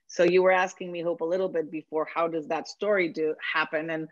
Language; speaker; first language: English; non-native, fluent; Spanish